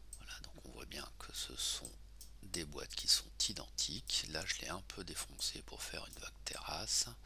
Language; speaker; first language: French; native; French